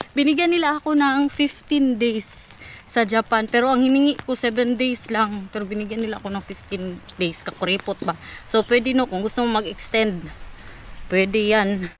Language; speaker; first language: Filipino; non-native, local second language; Cebuano